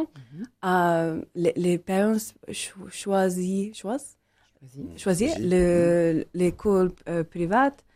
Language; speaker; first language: French; non-native, learner; English